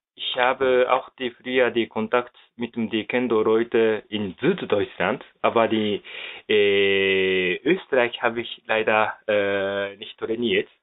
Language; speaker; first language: German; non-native, fluent; Japanese